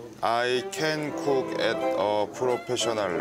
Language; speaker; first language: English; non-native, learner; Korean